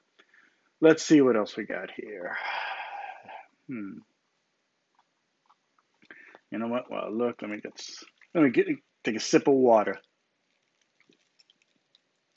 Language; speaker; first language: English; native; English